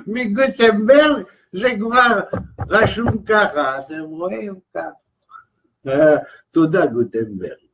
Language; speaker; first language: Hebrew; non-native, fluent; French